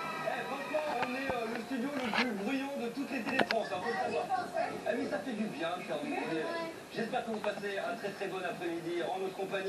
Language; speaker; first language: French; native; French